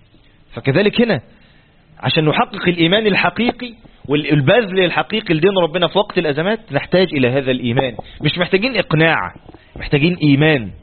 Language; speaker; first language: Arabic; native; Arabic